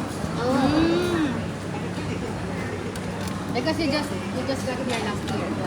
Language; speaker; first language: English; non-native, local second language; Filipino